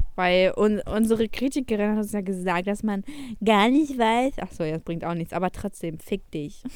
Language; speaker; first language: German; early bilingual, other home language; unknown